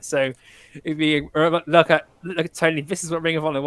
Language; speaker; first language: English; native; English